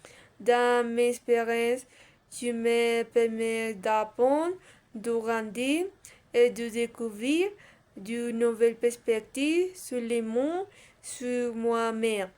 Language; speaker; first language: French; non-native, learner; Spanish